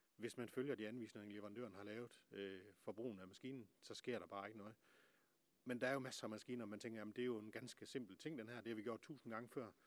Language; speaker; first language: Danish; native; Danish